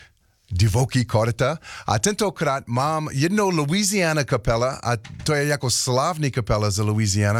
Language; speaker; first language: Czech; non-native, learner; English